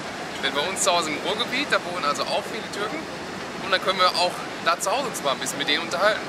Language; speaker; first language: German; native; German